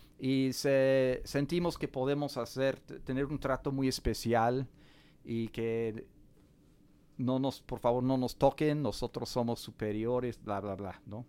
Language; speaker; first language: Spanish; non-native, fluent; English